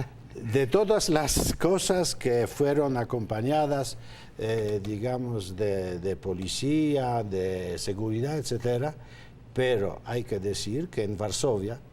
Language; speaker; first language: Spanish; non-native, fluent; Polish